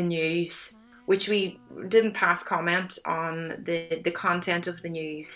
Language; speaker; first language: English; native; English